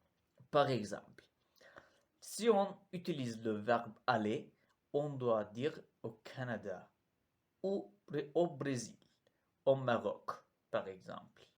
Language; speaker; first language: French; non-native, learner; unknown